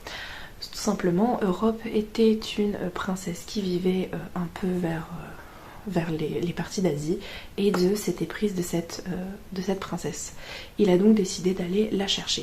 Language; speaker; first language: French; native; French